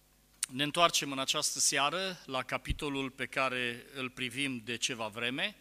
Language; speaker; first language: Romanian; native; Romanian